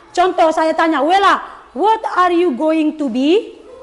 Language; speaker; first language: English; non-native, learner; Indonesian